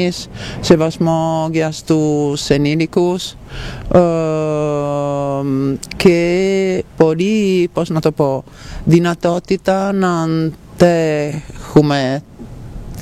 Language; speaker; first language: Greek; non-native, fluent; Italian